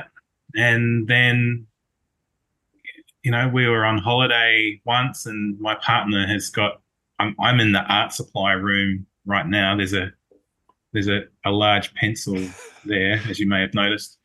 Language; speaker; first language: English; native; English